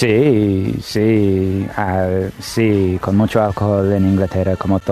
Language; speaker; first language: Spanish; non-native, fluent; English